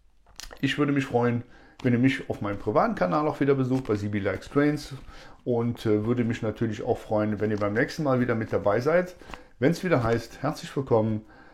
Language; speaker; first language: German; native; German